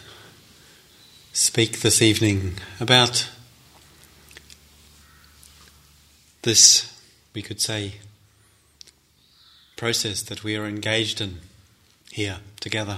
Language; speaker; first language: English; native; English